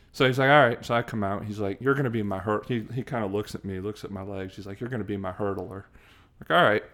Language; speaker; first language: English; native; English